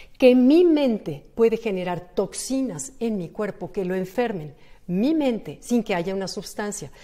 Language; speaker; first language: Spanish; native; Spanish